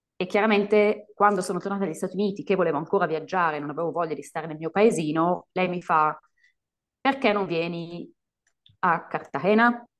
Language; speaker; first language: Italian; native; Italian